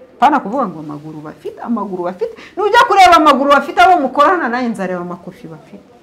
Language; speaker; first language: Kinyarwanda; early bilingual, heritage; Kinyarwanda